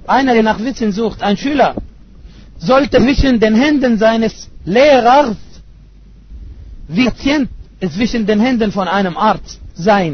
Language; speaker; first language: German; non-native, fluent; Arabic